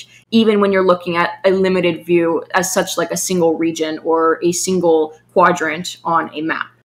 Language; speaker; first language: English; native; English